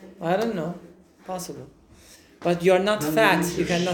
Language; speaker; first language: English; non-native, fluent; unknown